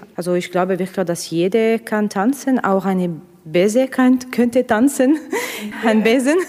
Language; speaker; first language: German; non-native, fluent; Russian